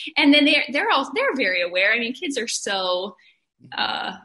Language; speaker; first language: English; native; English